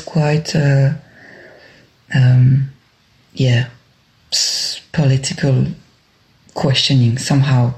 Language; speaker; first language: English; non-native, fluent; French